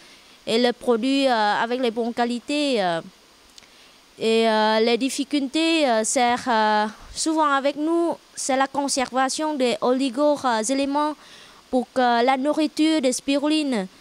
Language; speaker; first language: French; non-native, learner; Vietnamese